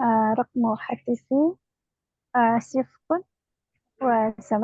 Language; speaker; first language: Arabic; non-native, learner; Indonesian